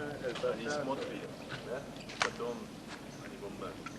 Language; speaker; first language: Russian; non-native, local second language; Chechen